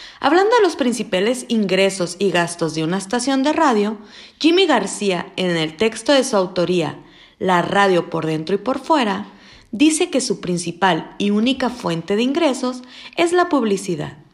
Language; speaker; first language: Spanish; native; Spanish